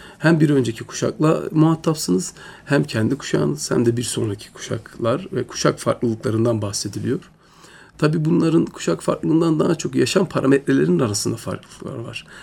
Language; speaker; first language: Turkish; early bilingual, heritage; Turkish